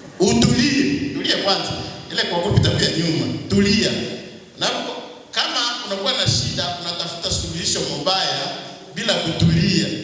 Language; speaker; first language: Swahili; non-native, local second language; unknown